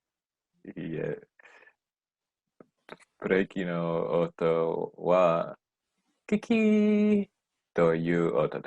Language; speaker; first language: Japanese; non-native, learner; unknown